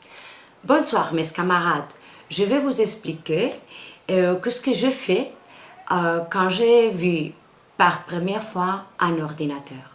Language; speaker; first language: French; non-native, learner; Spanish